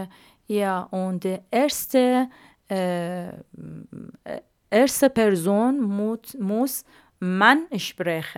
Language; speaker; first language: German; non-native, learner; Arabic